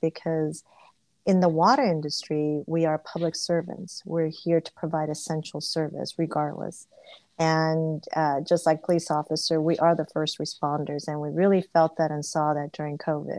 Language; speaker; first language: English; early bilingual, other home language; Korean